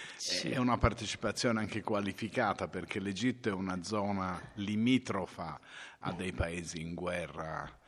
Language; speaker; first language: Italian; native; Italian